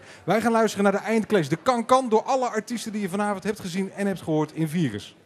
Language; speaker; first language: Dutch; native; Dutch